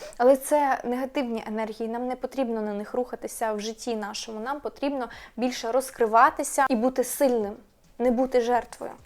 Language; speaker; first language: Ukrainian; non-native, local second language; Russian